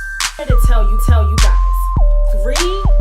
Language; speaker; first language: English; native; English